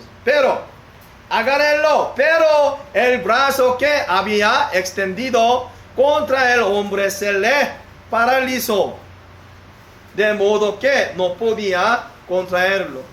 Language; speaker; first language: Spanish; non-native, learner; Korean